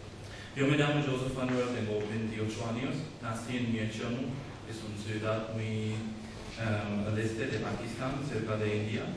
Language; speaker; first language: Spanish; non-native, learner; Urdu